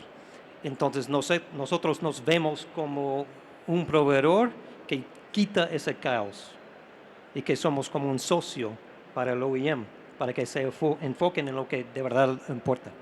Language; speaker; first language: Spanish; non-native, fluent; English